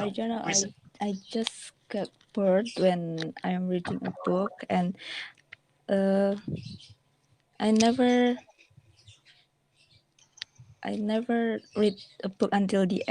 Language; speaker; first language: English; non-native, learner; Indonesian